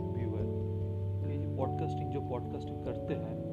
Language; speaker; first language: Hindi; non-native, local second language; Bangla